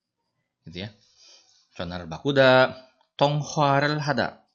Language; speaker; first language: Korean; non-native, fluent; Indonesian